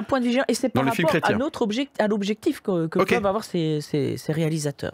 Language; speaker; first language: French; native; French